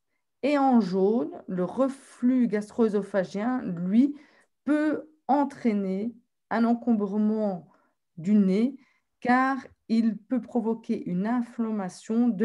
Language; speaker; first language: French; native; French